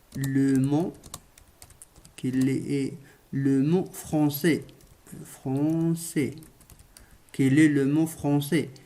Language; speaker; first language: French; non-native, local second language; Arabic